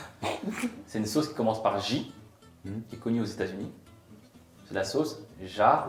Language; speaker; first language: French; native; French